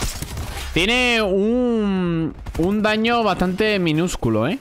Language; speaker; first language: Spanish; native; Spanish